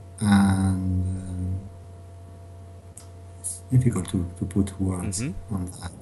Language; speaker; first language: English; non-native, learner; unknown